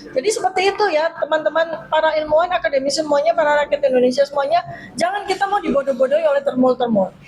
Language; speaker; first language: Indonesian; native; Indonesian